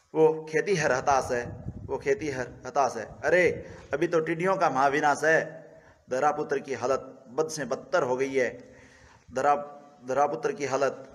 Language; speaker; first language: Hindi; native; Hindi